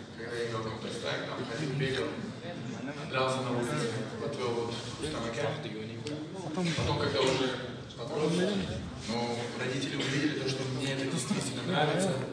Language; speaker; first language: Russian; non-native, local second language; Uzbek